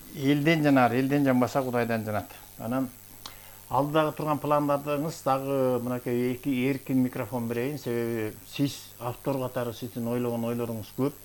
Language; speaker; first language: Kyrgyz; native; Kyrgyz